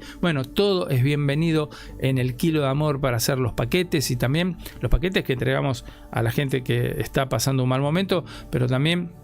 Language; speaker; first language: Spanish; native; Spanish